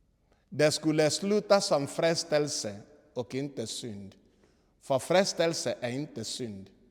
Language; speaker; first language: Swedish; non-native, fluent; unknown